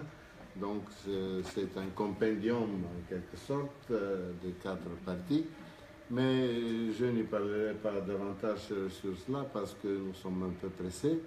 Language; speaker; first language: French; non-native, fluent; Bulgarian